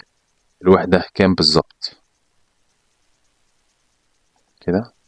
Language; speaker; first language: Arabic; native; Arabic